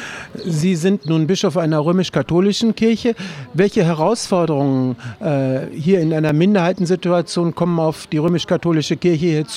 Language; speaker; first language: German; native; German